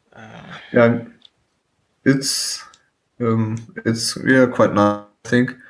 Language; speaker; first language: English; non-native, fluent; German